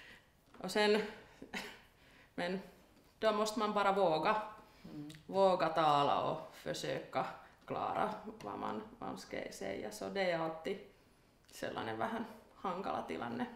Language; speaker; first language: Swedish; non-native, local second language; Finnish